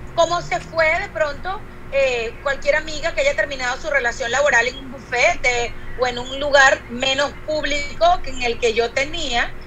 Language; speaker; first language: Spanish; native; Spanish